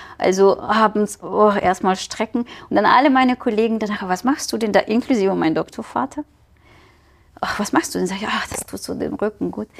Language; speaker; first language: German; non-native, fluent; Ukrainian